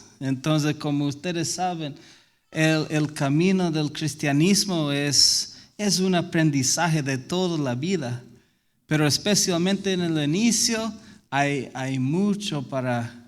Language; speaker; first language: Spanish; non-native, fluent; English